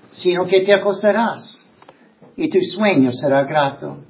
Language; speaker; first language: Spanish; non-native, fluent; English